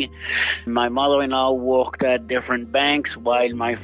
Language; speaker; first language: English; non-native, fluent; French